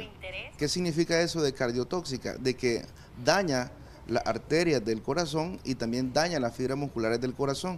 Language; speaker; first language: Spanish; native; Spanish